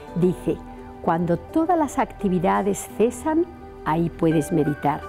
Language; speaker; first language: Spanish; native; Spanish